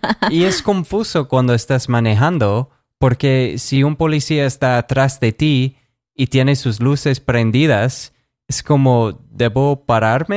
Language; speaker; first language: Spanish; non-native, fluent; English